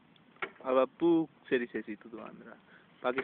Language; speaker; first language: Greek; non-native, learner; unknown